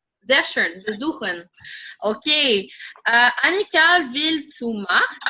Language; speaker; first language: German; non-native, fluent; French